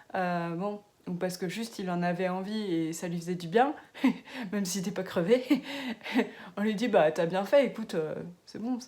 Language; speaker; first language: French; native; French